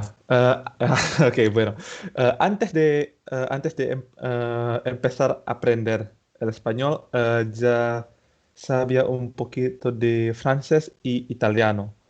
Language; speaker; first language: Spanish; non-native, fluent; Indonesian